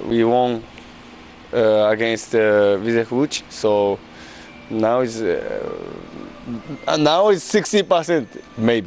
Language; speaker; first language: English; non-native, learner; Japanese